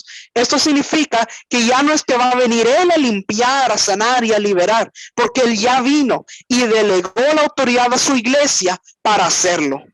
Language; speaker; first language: Spanish; native; Spanish